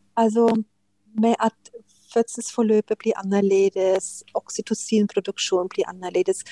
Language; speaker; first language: Norwegian; non-native, fluent; German